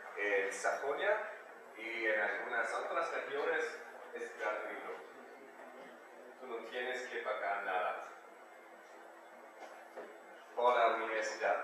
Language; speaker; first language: Spanish; non-native, learner; German